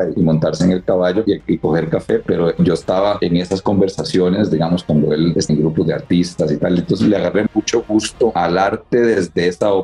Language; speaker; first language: Spanish; native; Spanish